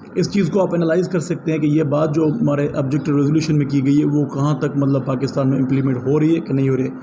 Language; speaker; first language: Urdu; non-native, local second language; Sindhi